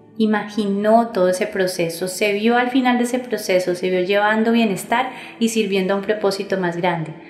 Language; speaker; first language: Spanish; native; Spanish